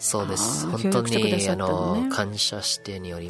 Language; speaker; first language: Japanese; non-native, learner; English